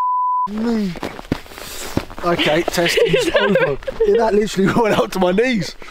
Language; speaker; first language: English; native; English